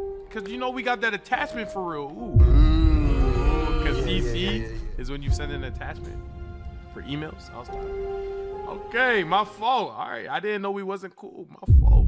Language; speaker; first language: English; native; English